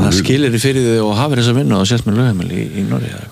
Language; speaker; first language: Icelandic; native; Icelandic